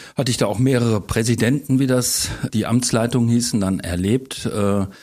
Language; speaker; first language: German; native; German